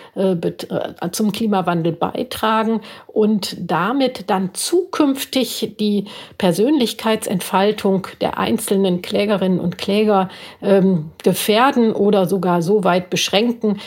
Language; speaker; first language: German; native; German